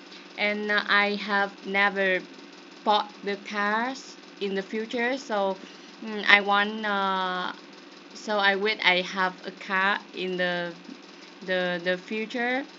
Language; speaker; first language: English; non-native, learner; Vietnamese